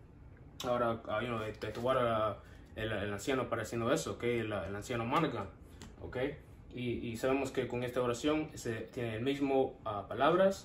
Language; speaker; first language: Spanish; non-native, learner; English